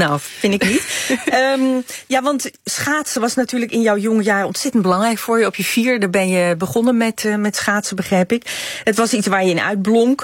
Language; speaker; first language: Dutch; native; Dutch